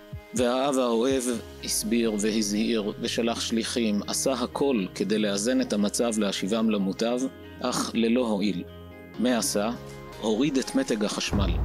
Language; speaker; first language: Hebrew; native; Hebrew